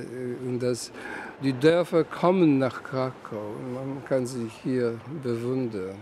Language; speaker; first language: German; non-native, fluent; Polish